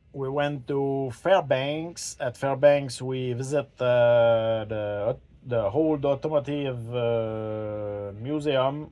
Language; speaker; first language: English; non-native, learner; French